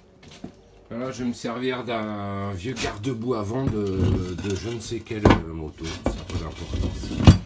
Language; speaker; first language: French; native; French